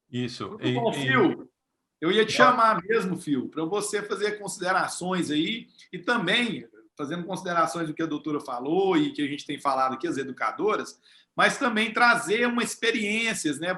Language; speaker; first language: Portuguese; native; Portuguese